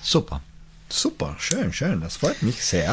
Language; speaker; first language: German; non-native, local second language; Italian